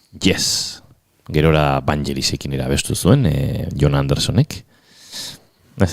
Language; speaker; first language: Basque; native; Basque